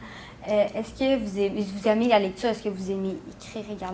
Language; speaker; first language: French; native; French